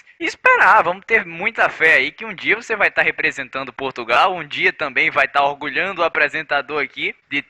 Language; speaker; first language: Portuguese; native; Portuguese